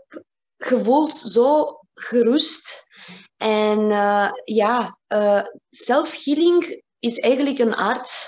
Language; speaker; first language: Dutch; non-native, learner; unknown